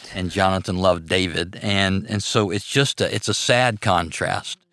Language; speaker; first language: English; native; English